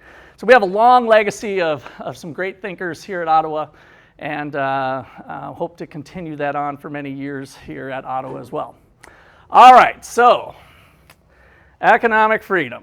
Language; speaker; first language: English; native; English